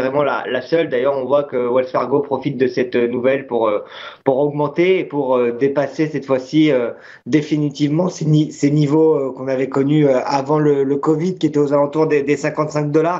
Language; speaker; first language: French; native; French